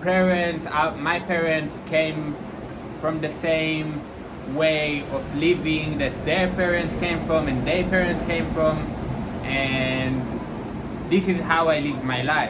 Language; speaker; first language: English; non-native, fluent; Hebrew